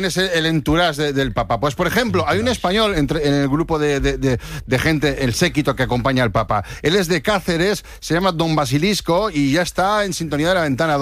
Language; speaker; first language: Spanish; native; Spanish